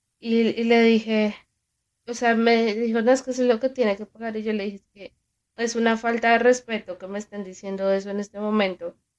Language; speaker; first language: Spanish; native; Spanish